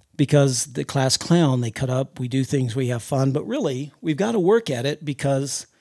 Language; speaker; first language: English; native; English